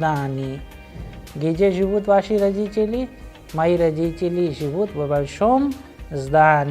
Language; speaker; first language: Russian; non-native, fluent; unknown